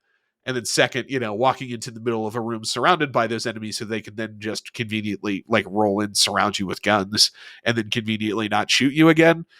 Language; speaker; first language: English; native; English